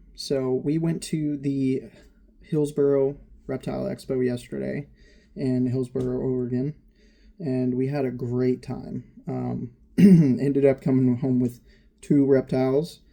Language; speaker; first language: English; native; English